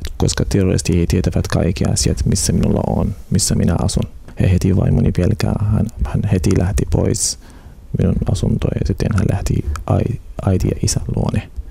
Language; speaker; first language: Finnish; non-native, learner; Arabic